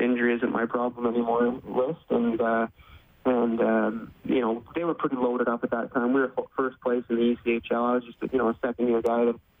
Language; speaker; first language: English; native; English